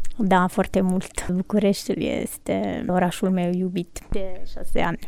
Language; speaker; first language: Romanian; non-native, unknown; Italian